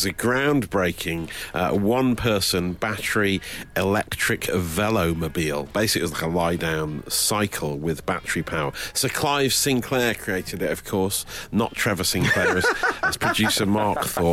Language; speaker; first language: English; native; English